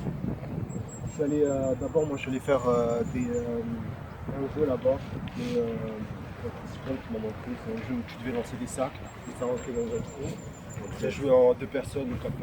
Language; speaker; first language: French; native; French